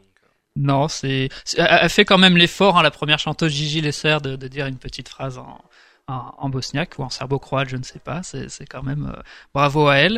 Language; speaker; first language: French; native; French